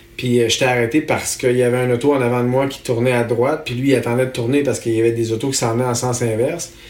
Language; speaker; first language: French; native; French